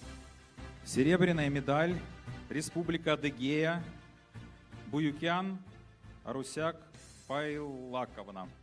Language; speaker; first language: Russian; native; Russian